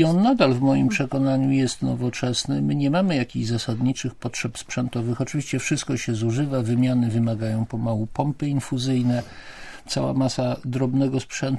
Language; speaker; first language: Polish; native; Polish